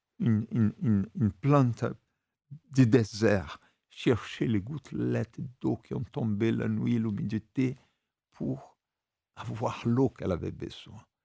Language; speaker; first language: French; non-native, fluent; Portuguese